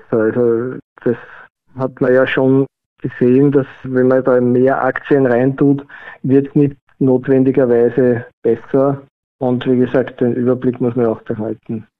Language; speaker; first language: German; native; German